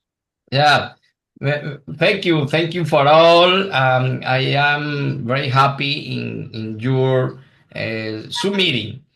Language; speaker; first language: English; non-native, learner; Spanish